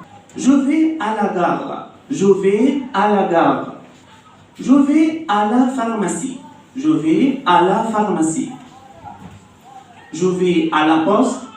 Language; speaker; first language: French; non-native, fluent; Arabic